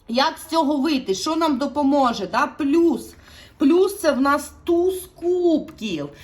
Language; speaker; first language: Ukrainian; non-native, local second language; Russian